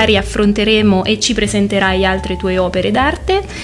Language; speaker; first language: Italian; native; Italian